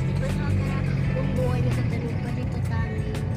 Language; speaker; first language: Spanish; early bilingual, other home language; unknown